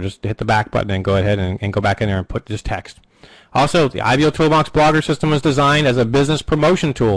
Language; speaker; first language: English; native; English